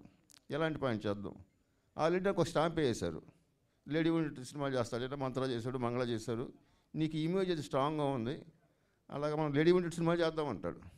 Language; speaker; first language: Telugu; native; Telugu